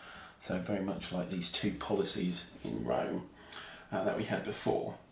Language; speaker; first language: English; native; English